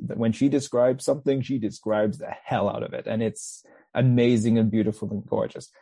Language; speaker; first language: English; native; English